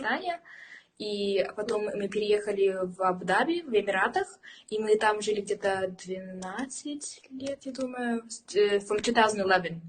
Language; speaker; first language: Russian; early bilingual, heritage; English